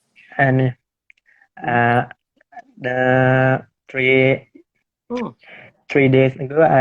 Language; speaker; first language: English; non-native, learner; Indonesian